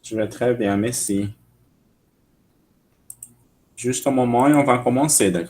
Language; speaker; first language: French; non-native, fluent; Portuguese